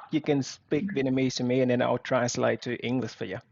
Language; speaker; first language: English; non-native, fluent; Vietnamese